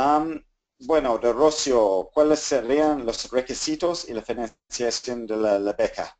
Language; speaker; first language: Spanish; non-native, fluent; English